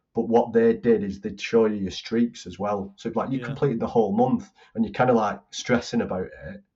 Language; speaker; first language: English; native; English